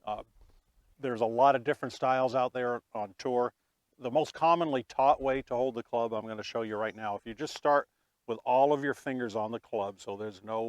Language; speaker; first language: English; native; English